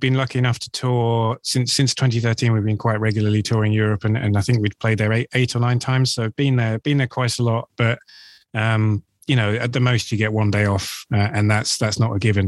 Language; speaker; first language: English; native; English